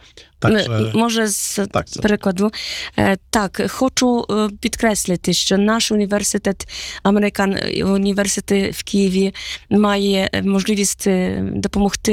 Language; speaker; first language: Polish; non-native, learner; Ukrainian